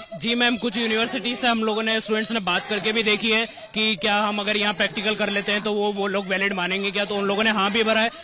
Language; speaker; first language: Hindi; native; Hindi